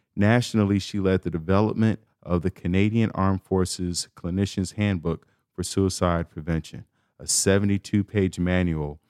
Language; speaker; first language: English; native; English